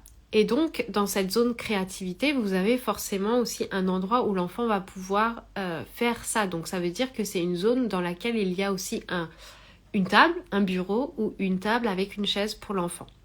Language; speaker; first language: French; native; French